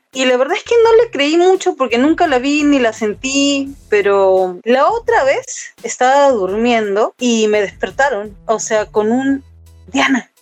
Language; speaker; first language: Spanish; native; Spanish